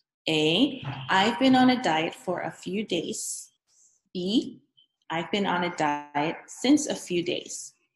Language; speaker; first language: English; early bilingual, other home language; Korean